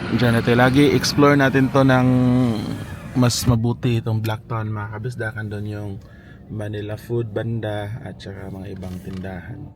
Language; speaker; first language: Filipino; non-native, local second language; Cebuano